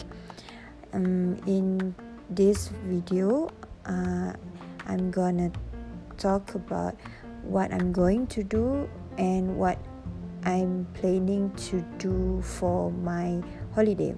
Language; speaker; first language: English; non-native, local second language; Malay